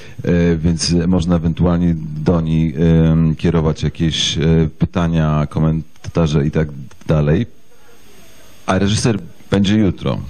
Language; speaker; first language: Polish; native; Polish